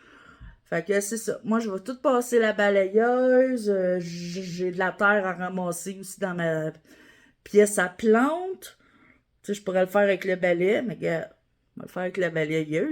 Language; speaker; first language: French; native; French